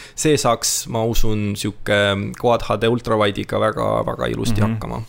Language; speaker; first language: Estonian; non-native, local second language; Russian